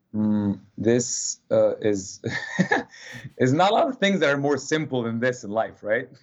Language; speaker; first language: English; non-native, fluent; Serbian